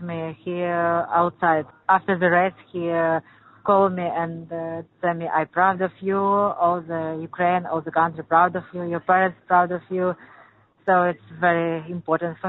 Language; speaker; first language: English; non-native, learner; Ukrainian